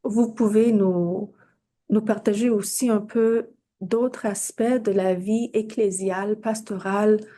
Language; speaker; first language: French; non-native, fluent; English